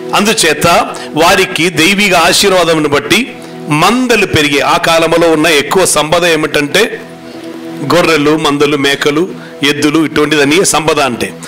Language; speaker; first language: Telugu; non-native, fluent; Malayalam